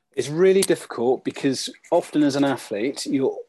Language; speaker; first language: English; native; English